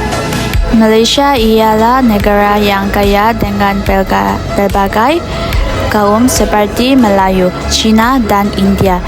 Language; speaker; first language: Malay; non-native, learner; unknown